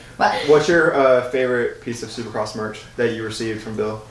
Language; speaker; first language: English; native; English